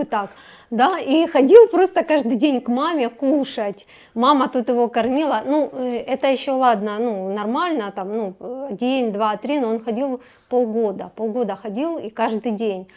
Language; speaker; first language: Russian; native; Russian